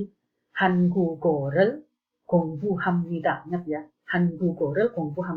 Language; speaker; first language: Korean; non-native, fluent; Indonesian